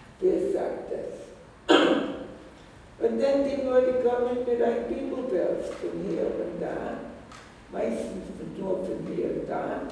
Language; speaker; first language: German; non-native, fluent; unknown